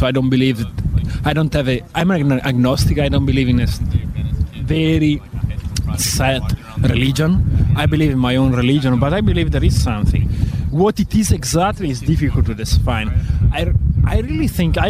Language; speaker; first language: English; non-native, fluent; Italian